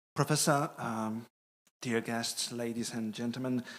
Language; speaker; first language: English; non-native, fluent; Polish